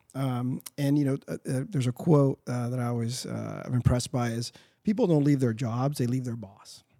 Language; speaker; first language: English; early bilingual, other home language; Spanish